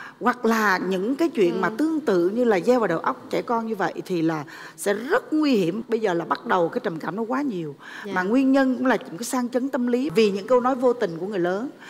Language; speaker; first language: Vietnamese; native; Vietnamese